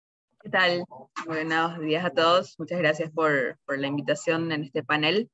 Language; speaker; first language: Spanish; native; Spanish